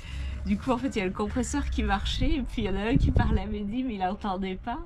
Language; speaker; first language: French; native; French